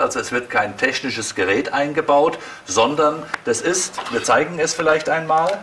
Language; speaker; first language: German; native; German